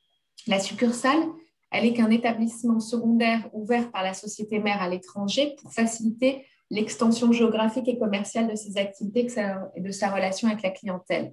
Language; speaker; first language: French; native; French